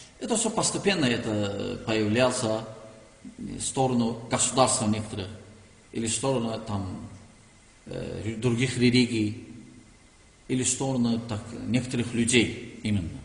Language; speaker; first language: Russian; non-native, learner; Turkish